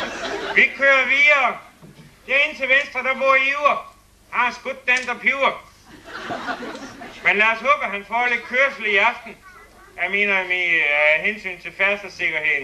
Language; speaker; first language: Danish; native; Danish